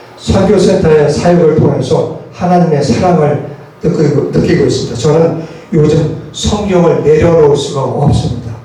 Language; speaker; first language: Korean; native; Korean